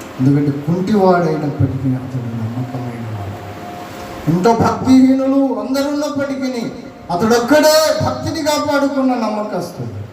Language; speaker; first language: Telugu; non-native, local second language; Lambadi